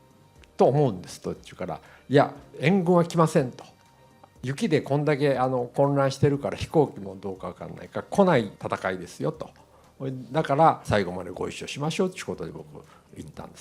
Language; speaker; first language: Japanese; native; Japanese